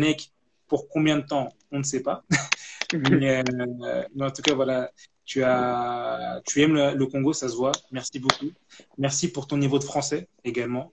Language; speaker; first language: French; native; French